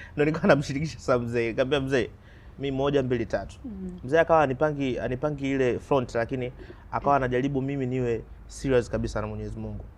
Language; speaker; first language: Swahili; native; Swahili